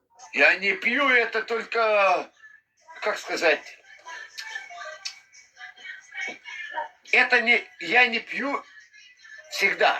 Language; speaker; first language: Russian; non-native, learner; Lithuanian